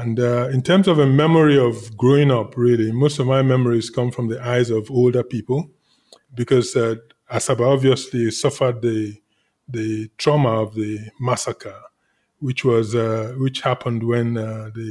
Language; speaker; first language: English; non-native, local second language; Igbo